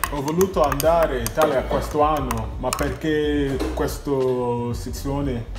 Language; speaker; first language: Italian; non-native, learner; English